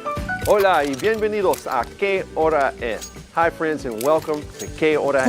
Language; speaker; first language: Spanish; non-native, fluent; English